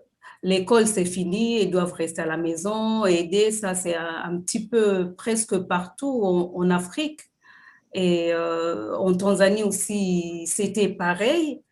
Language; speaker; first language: French; non-native, fluent; Swahili